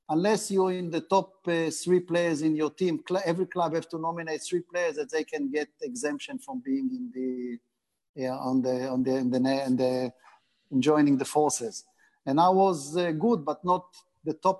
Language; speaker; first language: English; non-native, fluent; Hebrew